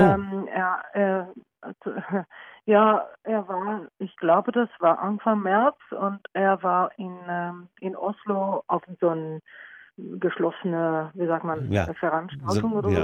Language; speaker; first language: German; non-native, learner; Norwegian